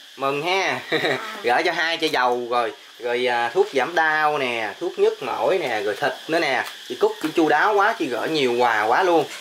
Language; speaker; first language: Vietnamese; native; Vietnamese